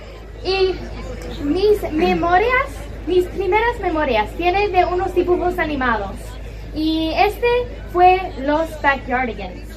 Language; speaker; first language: Spanish; non-native, learner; English